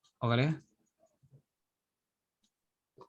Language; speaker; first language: Spanish; native; Spanish